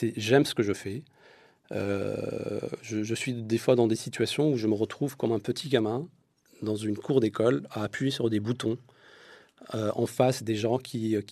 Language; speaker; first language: French; non-native, local second language; Arabic